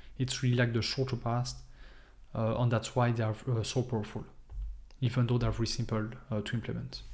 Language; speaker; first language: English; non-native, fluent; French